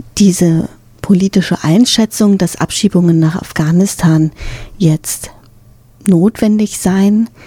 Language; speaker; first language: German; native; German